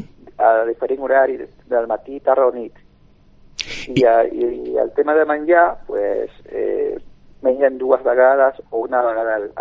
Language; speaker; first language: Catalan; non-native, local second language; Spanish